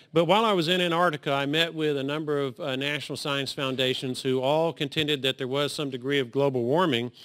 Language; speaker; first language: English; native; English